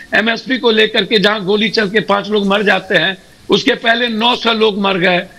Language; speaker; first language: Hindi; native; Hindi